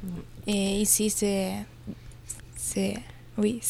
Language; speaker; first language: French; non-native, learner; Italian